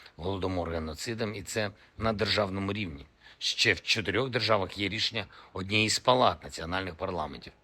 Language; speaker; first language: Ukrainian; non-native, local second language; Russian